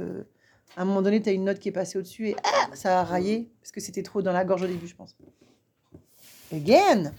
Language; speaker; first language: French; native; French